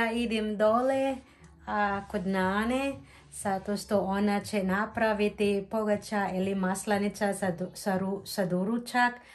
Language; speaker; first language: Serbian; non-native, learner; Filipino